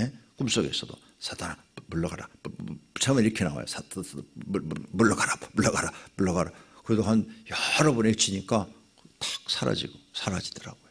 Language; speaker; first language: Korean; native; Korean